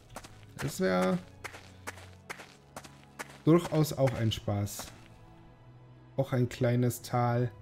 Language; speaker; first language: German; native; German